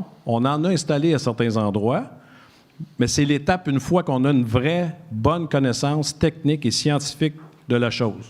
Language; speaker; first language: French; native; French